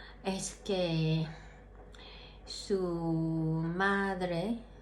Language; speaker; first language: Spanish; non-native, learner; Cantonese